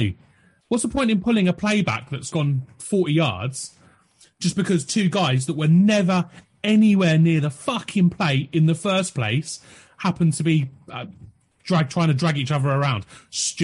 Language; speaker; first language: English; native; English